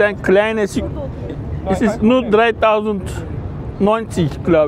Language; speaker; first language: German; non-native, local second language; Turkish